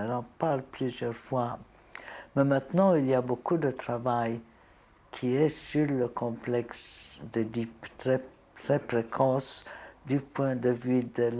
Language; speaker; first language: French; non-native, fluent; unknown